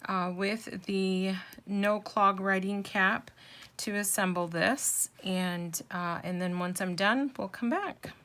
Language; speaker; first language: English; native; English